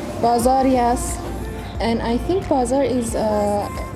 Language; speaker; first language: English; non-native, fluent; Persian